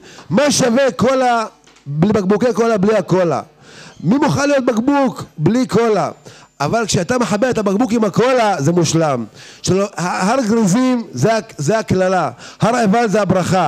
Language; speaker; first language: Hebrew; native; Hebrew